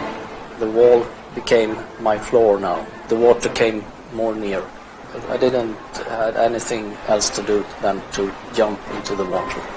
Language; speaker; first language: English; non-native, fluent; Swedish